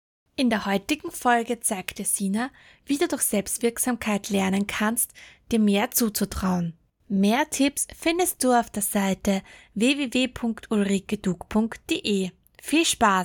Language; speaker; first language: German; native; German